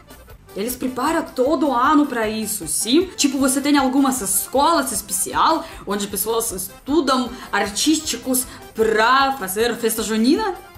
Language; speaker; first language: Portuguese; non-native, learner; Russian